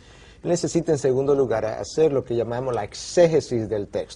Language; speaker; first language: Spanish; native; Spanish